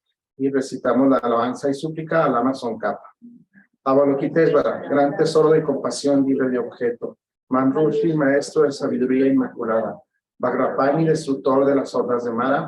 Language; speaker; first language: Spanish; native; Spanish